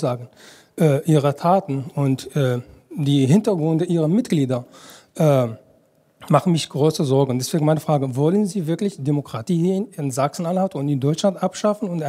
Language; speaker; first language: German; non-native, fluent; Arabic